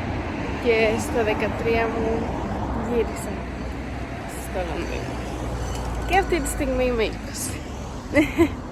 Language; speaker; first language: Greek; early bilingual, heritage; Greek